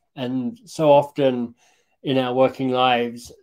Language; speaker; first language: English; native; English